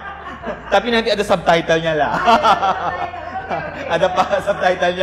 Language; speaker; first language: Indonesian; non-native, learner; Filipino